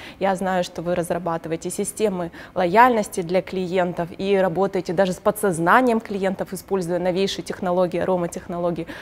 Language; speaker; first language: Russian; non-native, local second language; Azerbaijani